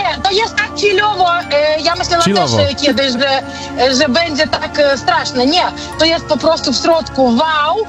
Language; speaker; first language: Polish; non-native, learner; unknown